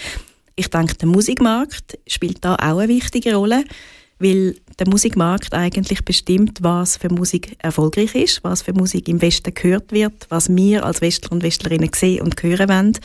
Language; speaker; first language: German; native; German